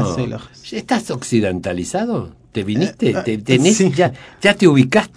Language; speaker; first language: Spanish; native; Spanish